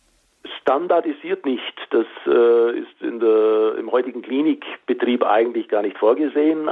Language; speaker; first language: German; native; German